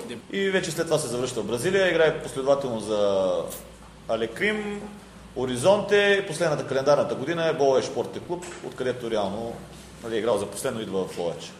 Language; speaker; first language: Bulgarian; native; Bulgarian